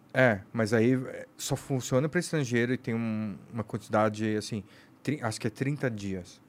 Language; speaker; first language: Portuguese; native; Portuguese